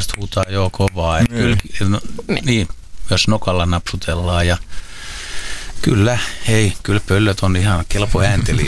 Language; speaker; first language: Finnish; native; Finnish